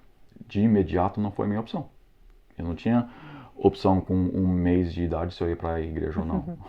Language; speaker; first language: Portuguese; non-native, fluent; English